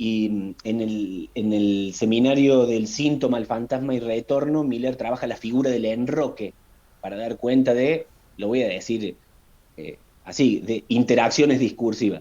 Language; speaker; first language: Spanish; native; Spanish